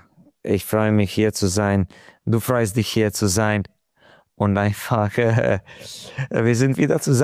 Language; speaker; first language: German; non-native, local second language; Hungarian